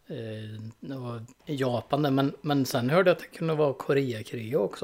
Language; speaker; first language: Swedish; native; Swedish